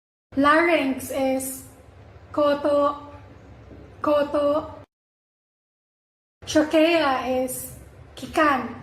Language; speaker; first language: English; non-native, local second language; Filipino